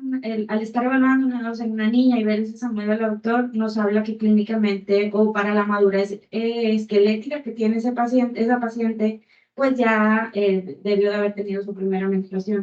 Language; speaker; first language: Spanish; native; Spanish